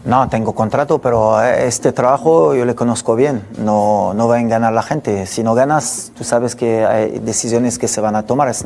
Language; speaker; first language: Spanish; non-native, fluent; French